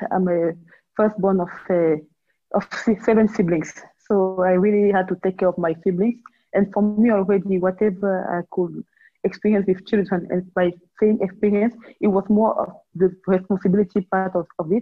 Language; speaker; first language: English; non-native, local second language; French